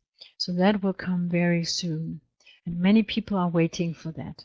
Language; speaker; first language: English; non-native, fluent; German